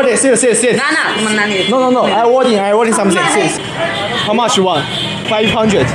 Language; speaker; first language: English; non-native, learner; Chinese